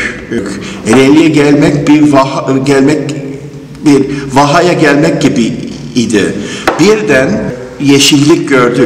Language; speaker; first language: Turkish; non-native, fluent; English